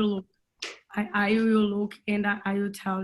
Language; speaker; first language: English; non-native, learner; Portuguese